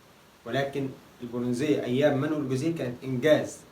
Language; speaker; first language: Arabic; native; Arabic